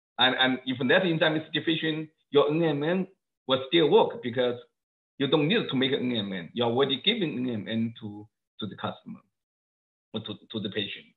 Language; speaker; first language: English; non-native, fluent; Chinese